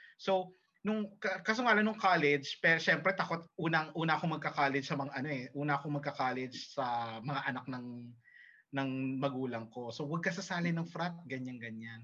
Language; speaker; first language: Filipino; early bilingual, heritage; Filipino